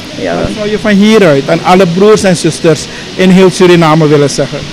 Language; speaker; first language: Dutch; native; Dutch